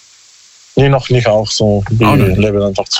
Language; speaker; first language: German; non-native, learner; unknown